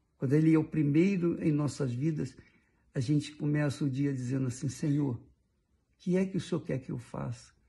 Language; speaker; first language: Portuguese; native; Portuguese